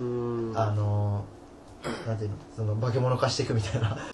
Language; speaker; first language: Japanese; native; Japanese